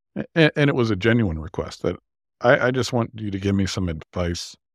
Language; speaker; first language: English; native; English